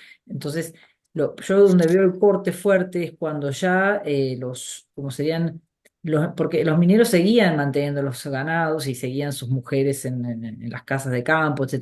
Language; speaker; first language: Spanish; native; Spanish